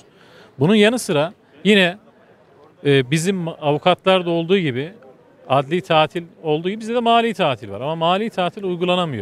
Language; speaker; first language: Turkish; native; Turkish